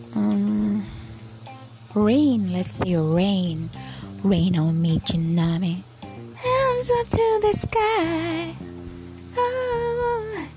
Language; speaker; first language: English; non-native, local second language; Cebuano